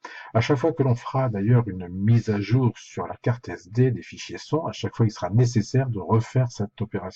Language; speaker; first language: French; native; French